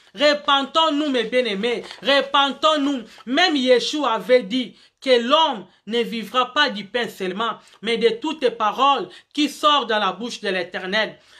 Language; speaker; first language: French; non-native, local second language; Lingala